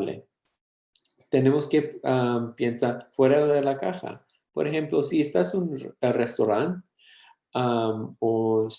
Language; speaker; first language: Spanish; early bilingual, heritage; English